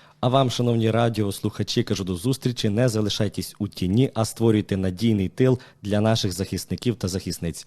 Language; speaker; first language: Ukrainian; native; Ukrainian